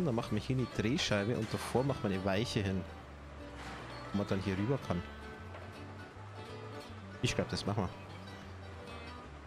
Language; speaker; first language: German; native; German